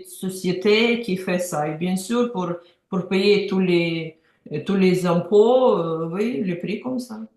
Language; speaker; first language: French; non-native, learner; Ukrainian